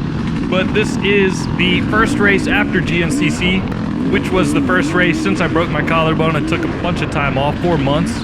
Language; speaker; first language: English; native; English